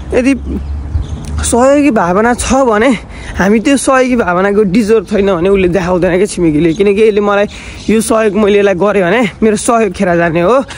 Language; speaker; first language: Nepali; native; Nepali